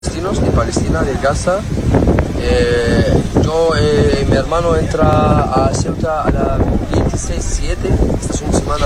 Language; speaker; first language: Spanish; non-native, learner; Arabic